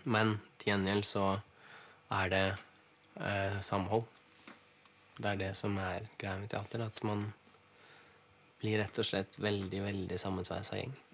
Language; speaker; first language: Norwegian; early bilingual, other home language; Russian